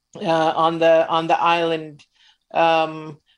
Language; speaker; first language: English; native; English